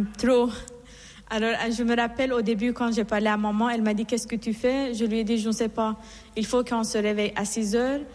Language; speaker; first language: French; non-native, fluent; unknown